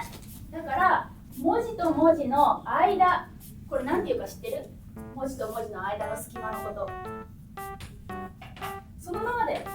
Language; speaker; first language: Japanese; native; Japanese